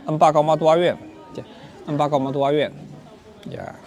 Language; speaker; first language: Indonesian; non-native, learner; Chinese